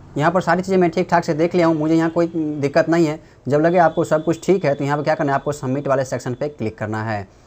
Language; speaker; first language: Hindi; native; Hindi